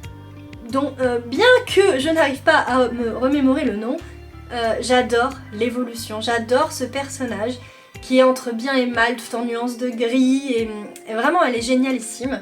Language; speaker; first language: French; native; French